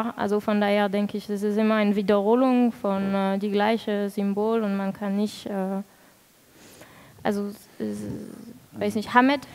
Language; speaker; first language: German; non-native, fluent; French